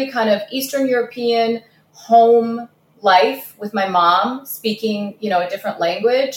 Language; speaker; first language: English; early bilingual, other home language; Russian